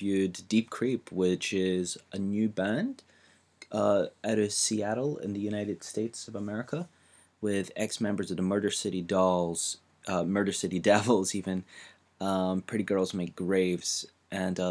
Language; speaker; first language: English; native; English